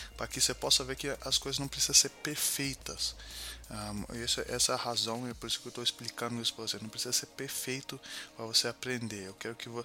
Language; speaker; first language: Portuguese; non-native, fluent; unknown